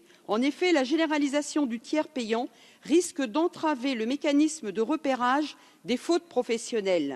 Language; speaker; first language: French; native; French